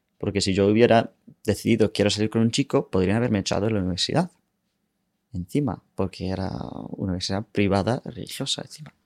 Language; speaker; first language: Spanish; non-native, fluent; English